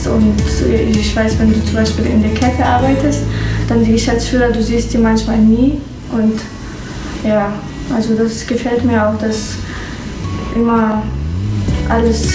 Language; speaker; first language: German; non-native, fluent; Russian